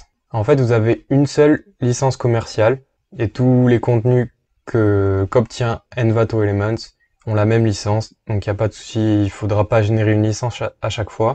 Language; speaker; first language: French; native; French